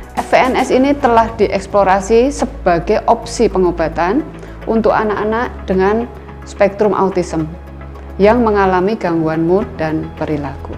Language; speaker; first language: Indonesian; native; Indonesian